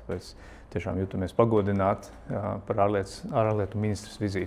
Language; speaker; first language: Latvian; native; Latvian